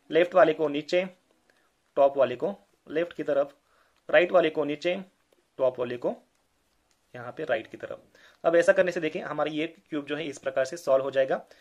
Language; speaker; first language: Hindi; non-native, local second language; Marathi